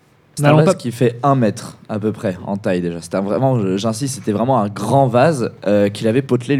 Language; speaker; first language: French; native; French